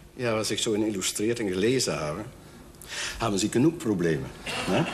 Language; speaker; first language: German; non-native, fluent; Dutch